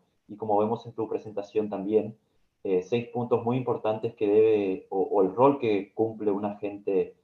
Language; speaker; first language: Spanish; native; Spanish